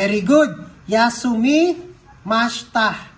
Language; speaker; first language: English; non-native, local second language; Filipino